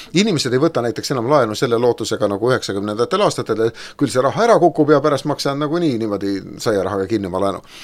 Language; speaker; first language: Estonian; native; Estonian